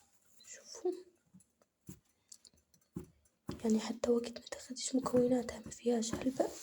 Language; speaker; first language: Arabic; native; Arabic